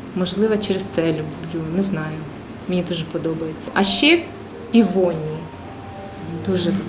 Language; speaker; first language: Ukrainian; non-native, fluent; Tajik